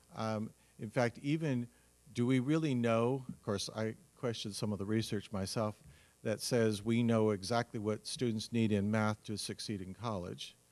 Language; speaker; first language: English; native; English